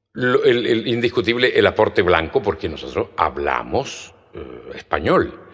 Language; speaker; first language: Spanish; native; Spanish